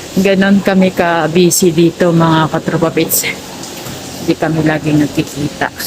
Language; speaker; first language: Filipino; native; Filipino